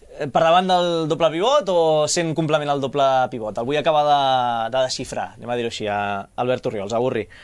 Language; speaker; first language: Catalan; native; Catalan